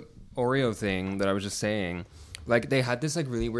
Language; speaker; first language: English; native; English